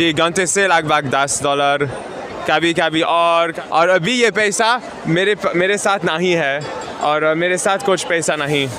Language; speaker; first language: Hindi; non-native, learner; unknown